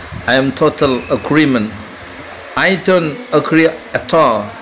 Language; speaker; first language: English; non-native, learner; Indonesian